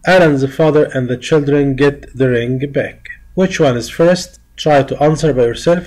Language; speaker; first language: English; non-native, fluent; Arabic